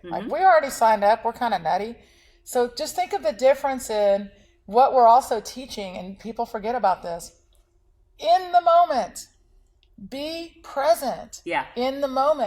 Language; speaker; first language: English; native; English